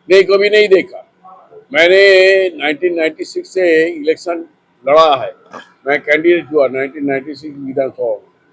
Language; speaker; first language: Hindi; non-native, local second language; Bangla